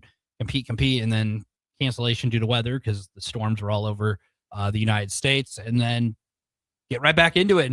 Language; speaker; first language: English; native; English